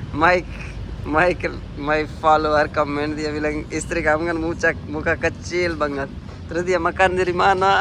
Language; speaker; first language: Urdu; non-native, local second language; Punjabi